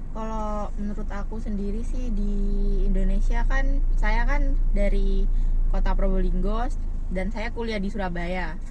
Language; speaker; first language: Indonesian; native; Indonesian